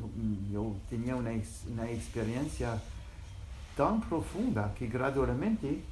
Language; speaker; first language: Spanish; non-native, fluent; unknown